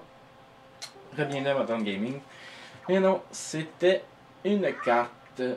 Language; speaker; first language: French; native; French